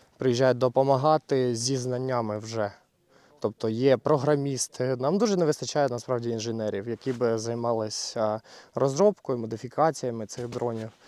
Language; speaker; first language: Ukrainian; native; Ukrainian